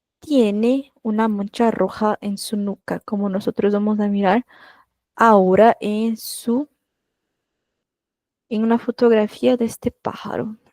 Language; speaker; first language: Spanish; non-native, fluent; Portuguese